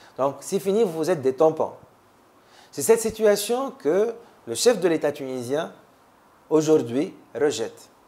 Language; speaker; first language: French; non-native, local second language; Arabic